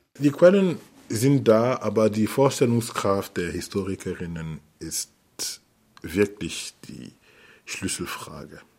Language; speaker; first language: German; non-native, fluent; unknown